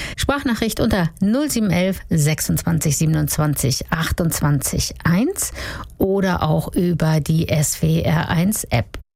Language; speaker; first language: German; native; German